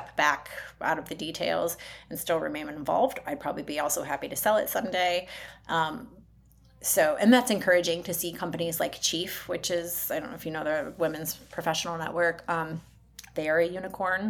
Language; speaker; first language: English; native; English